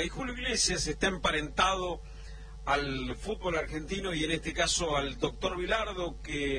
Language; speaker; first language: Spanish; native; Spanish